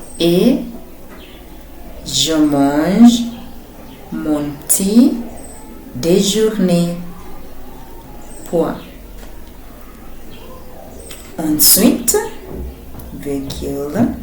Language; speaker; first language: French; non-native, fluent; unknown